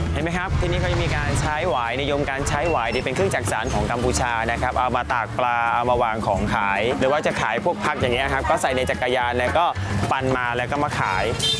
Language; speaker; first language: Thai; non-native, fluent; Khmer